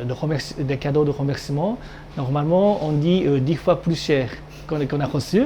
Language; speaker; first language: French; non-native, learner; Japanese